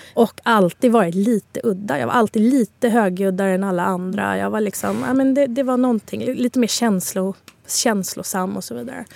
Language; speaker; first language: Swedish; early bilingual, other home language; Spanish